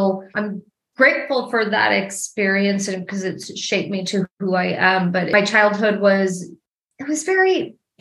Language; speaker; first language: English; native; English